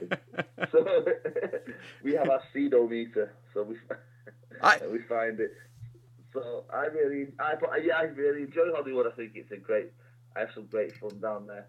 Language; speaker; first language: English; native; English